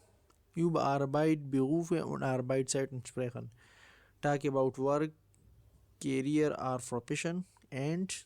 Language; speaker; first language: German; non-native, learner; Urdu